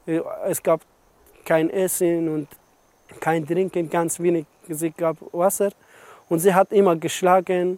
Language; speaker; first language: German; non-native, learner; Persian